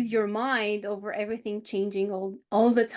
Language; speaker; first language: English; non-native, fluent; Romanian